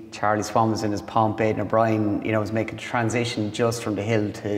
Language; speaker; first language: English; native; English